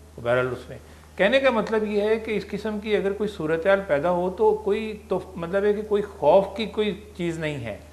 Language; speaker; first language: Urdu; native; Urdu